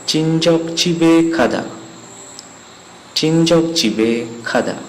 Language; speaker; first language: Korean; non-native, fluent; Sinhala